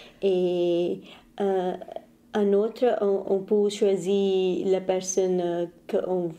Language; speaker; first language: French; non-native, learner; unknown